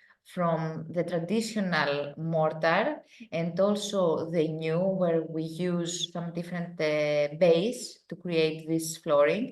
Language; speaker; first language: English; non-native, fluent; Greek